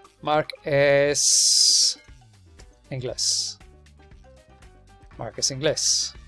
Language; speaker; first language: Spanish; non-native, fluent; English